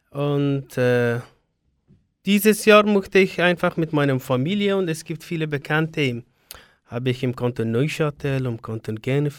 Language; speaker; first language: German; non-native, learner; Persian